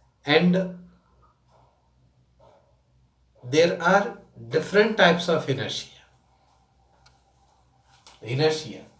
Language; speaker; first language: English; non-native, local second language; Tamil